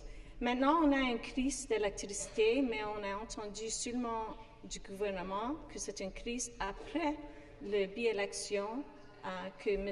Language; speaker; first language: French; non-native, fluent; English